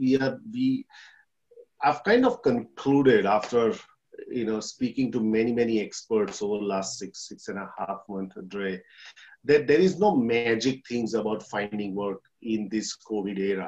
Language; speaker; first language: English; non-native, local second language; Gujarati